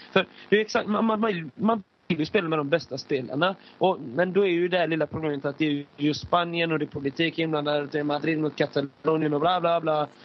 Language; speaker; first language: Swedish; early bilingual, other home language; Persian